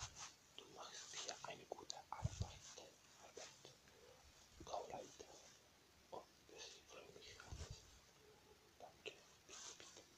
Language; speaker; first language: German; non-native, learner; Bosnian